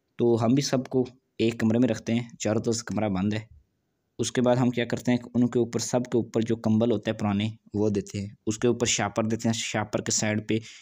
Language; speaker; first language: Urdu; non-native, local second language; Punjabi